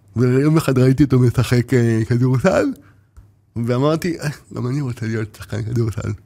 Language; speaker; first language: Hebrew; native; Hebrew